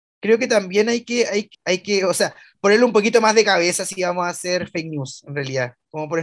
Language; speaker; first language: Spanish; native; Spanish